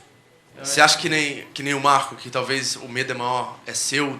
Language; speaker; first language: Portuguese; native; Portuguese